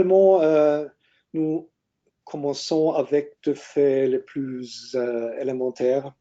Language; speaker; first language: French; non-native, learner; German